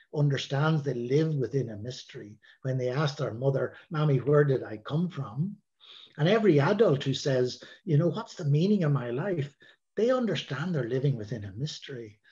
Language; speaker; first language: English; native; English